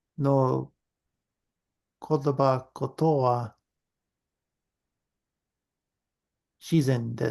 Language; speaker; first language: Japanese; non-native, learner; English